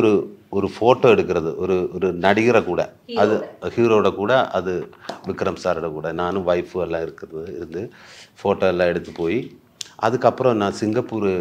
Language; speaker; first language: Tamil; non-native, learner; Malayalam